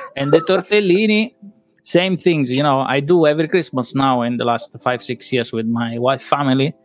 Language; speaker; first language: English; non-native, fluent; Italian